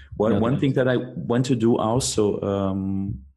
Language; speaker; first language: English; non-native, fluent; Portuguese